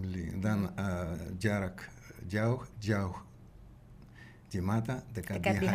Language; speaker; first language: Indonesian; non-native, learner; Russian